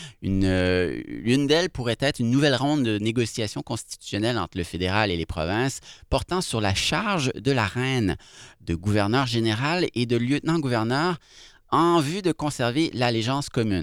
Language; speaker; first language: French; native; French